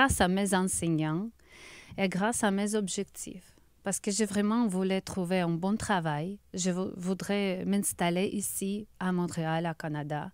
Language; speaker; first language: French; non-native, learner; Ukrainian